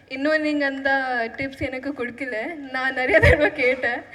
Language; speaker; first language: Tamil; non-native, fluent; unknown